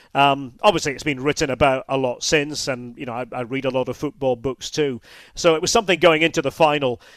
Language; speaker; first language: English; native; English